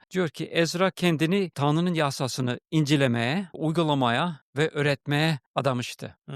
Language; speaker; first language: Turkish; non-native, fluent; English